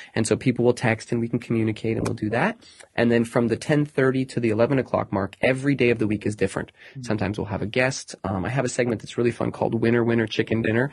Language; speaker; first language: English; native; English